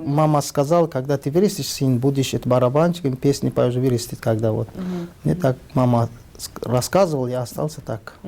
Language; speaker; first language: Russian; non-native, learner; Tajik